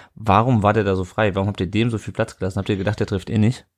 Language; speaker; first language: German; native; German